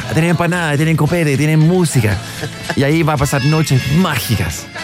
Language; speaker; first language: Spanish; non-native, fluent; English